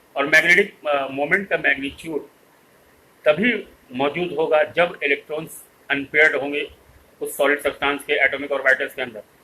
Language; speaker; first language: Hindi; native; Hindi